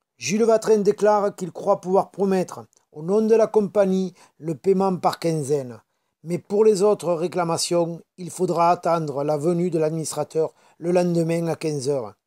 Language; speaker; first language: French; native; French